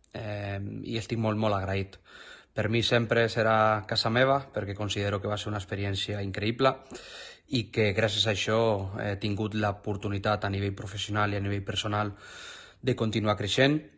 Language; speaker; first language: Catalan; non-native, local second language; Spanish